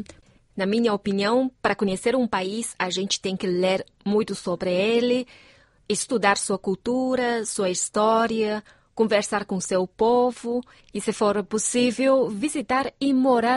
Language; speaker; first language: Portuguese; non-native, fluent; Chinese